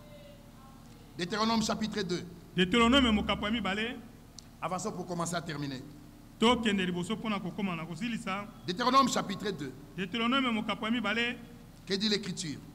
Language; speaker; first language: French; non-native, local second language; Lingala